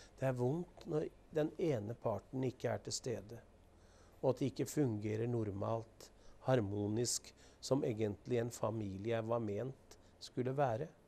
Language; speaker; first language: Norwegian; native; Norwegian